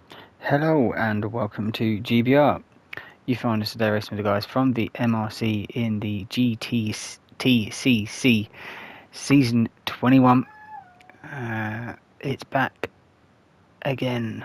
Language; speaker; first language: English; native; English